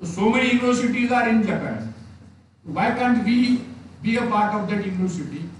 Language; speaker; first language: English; non-native, local second language; Marathi